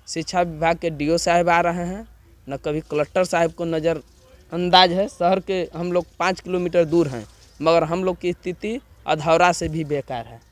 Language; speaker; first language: Hindi; non-native, local second language; Bhojpuri